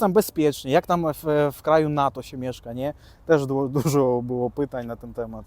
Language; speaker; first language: Polish; early bilingual, other home language; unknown